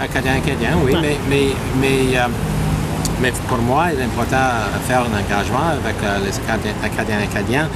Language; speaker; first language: French; non-native, learner; English